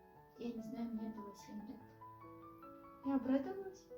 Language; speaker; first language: Russian; non-native, local second language; Kazakh